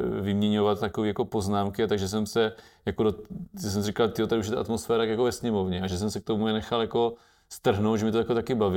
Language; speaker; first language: Czech; native; Czech